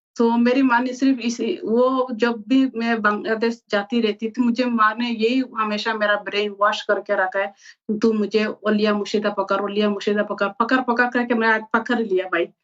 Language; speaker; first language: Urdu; non-native, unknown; Bangla